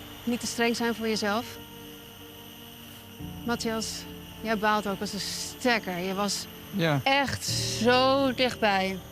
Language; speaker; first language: Dutch; native; Dutch